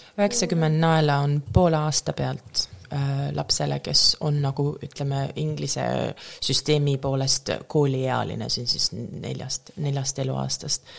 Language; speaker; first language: Estonian; native; Estonian